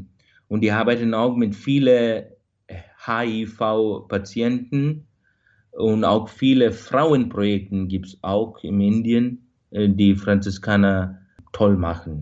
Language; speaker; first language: German; non-native, fluent; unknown